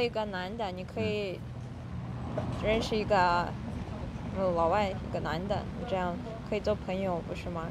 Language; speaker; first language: Chinese; non-native, fluent; Russian